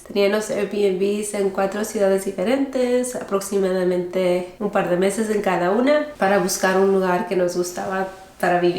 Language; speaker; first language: Spanish; early bilingual, heritage; Spanish